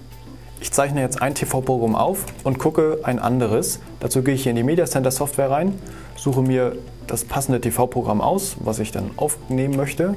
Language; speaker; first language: German; native; German